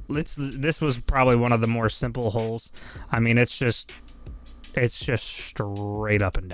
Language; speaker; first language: English; native; English